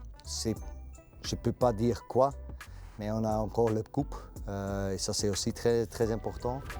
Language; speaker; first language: French; non-native, local second language; Dutch